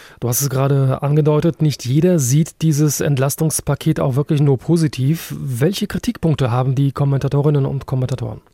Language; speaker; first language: German; native; German